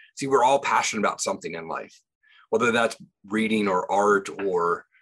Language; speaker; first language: English; native; English